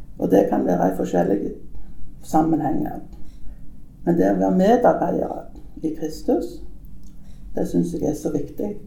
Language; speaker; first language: Norwegian; native; Norwegian